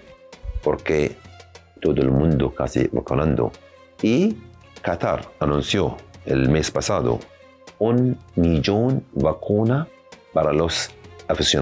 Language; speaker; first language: Spanish; non-native, learner; Arabic